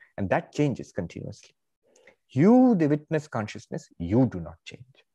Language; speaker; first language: English; non-native, local second language; Bangla